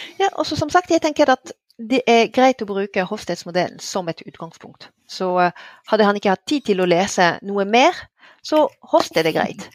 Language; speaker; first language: Norwegian; non-native, fluent; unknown